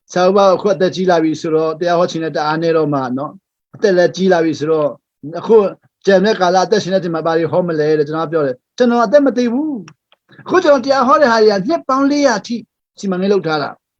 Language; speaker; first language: Burmese; non-native, local second language; Hakha Chin